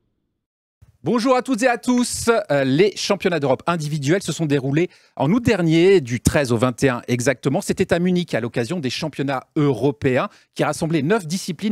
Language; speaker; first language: French; native; French